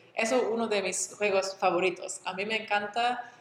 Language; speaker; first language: Spanish; early bilingual, other home language; English